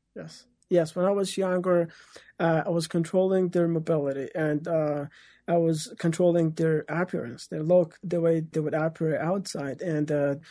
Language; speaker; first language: English; non-native, fluent; Persian